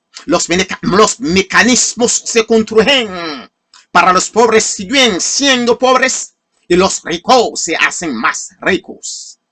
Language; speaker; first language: Spanish; non-native, fluent; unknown